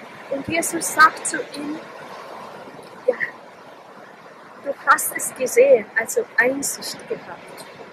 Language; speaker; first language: German; non-native, fluent; Polish